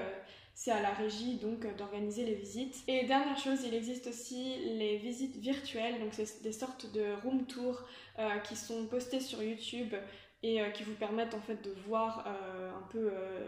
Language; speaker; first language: French; native; French